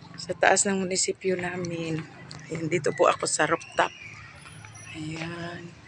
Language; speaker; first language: Filipino; non-native, local second language; Cebuano